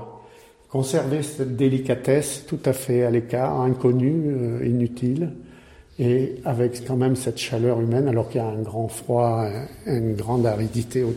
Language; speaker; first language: French; native; French